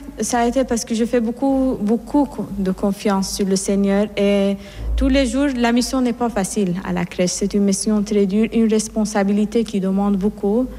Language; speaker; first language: French; non-native, fluent; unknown